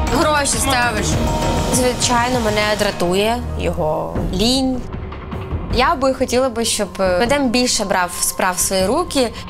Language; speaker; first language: Ukrainian; native; Ukrainian